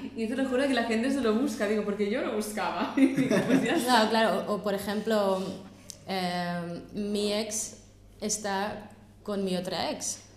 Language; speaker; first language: Spanish; non-native, fluent; Russian